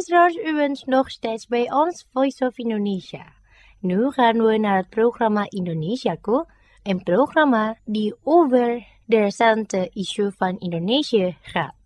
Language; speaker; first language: Dutch; non-native, fluent; Indonesian